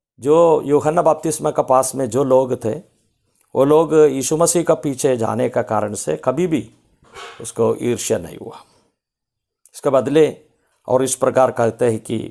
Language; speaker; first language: Hindi; non-native, local second language; Malayalam